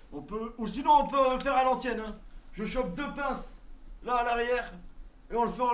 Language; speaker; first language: French; native; French